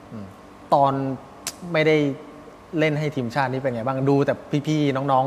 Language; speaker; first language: Thai; native; Thai